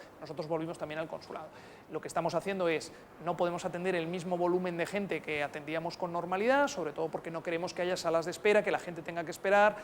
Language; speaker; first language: Spanish; native; Spanish